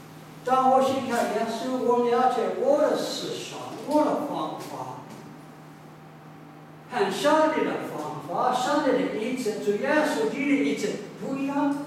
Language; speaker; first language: Chinese; non-native, learner; English